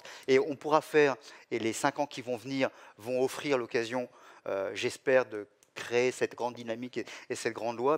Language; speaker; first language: French; native; French